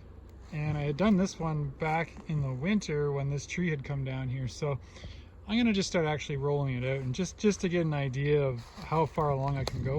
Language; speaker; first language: English; native; English